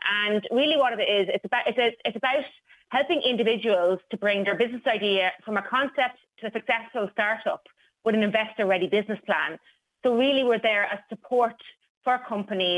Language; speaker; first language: English; native; English